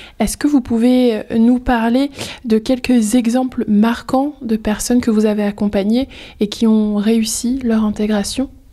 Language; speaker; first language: French; native; French